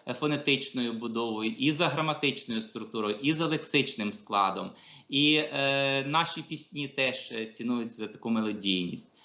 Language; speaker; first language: Ukrainian; native; Ukrainian